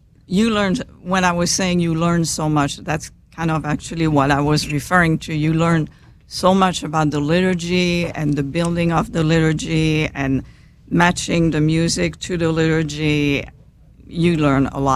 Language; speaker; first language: English; non-native, fluent; French